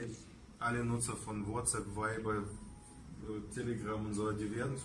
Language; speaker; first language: German; non-native, fluent; Russian